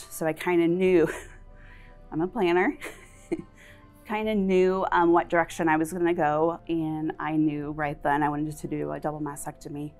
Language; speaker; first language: English; native; English